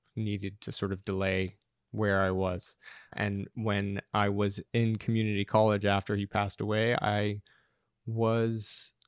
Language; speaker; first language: English; native; English